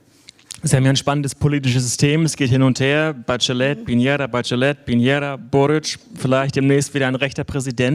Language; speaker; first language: German; native; German